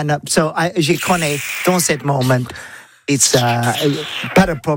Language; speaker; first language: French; non-native, learner; English